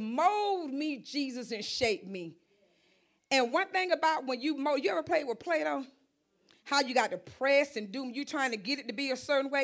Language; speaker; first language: English; native; English